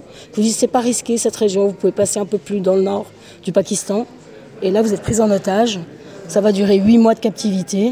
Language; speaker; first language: French; native; French